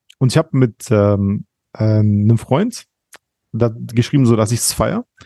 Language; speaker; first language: German; early bilingual, other home language; Arabic